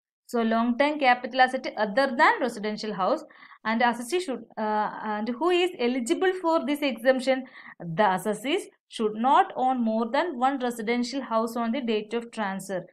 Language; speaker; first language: English; non-native, local second language; Malayalam